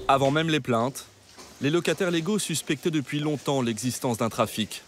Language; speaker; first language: French; native; French